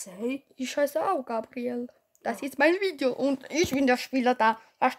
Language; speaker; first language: German; non-native, learner; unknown